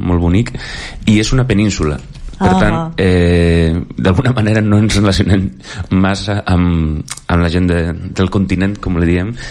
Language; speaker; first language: Catalan; native; Catalan